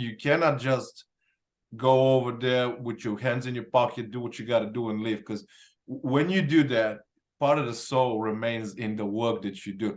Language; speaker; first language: English; non-native, fluent; Bulgarian